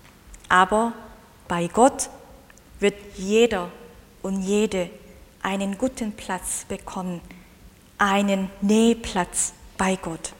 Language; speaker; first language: German; non-native, fluent; Korean